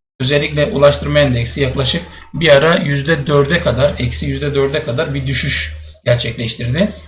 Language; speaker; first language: Turkish; native; Turkish